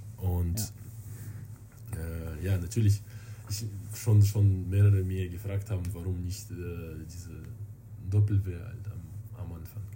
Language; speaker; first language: German; non-native, fluent; Russian